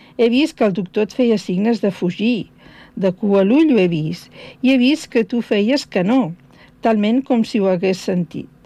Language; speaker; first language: Catalan; native; Catalan